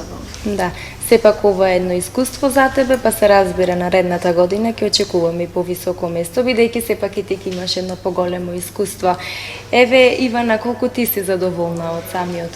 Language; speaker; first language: Macedonian; native; Macedonian